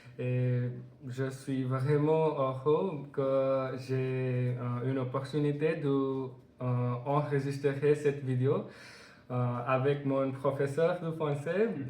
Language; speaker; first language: French; non-native, learner; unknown